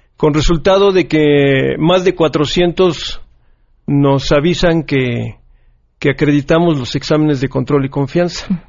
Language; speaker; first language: Spanish; native; Spanish